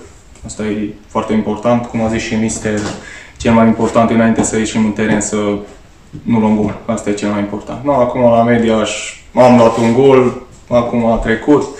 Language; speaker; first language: Romanian; non-native, local second language; Hungarian